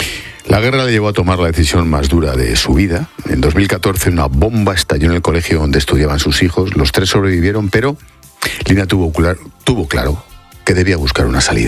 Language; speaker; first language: Spanish; native; Spanish